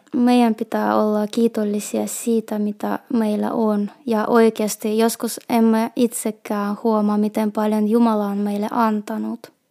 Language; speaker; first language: Finnish; non-native, fluent; Russian